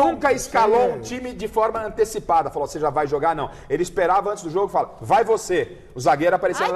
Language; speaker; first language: Portuguese; native; Portuguese